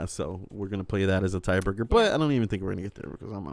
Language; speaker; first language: English; native; English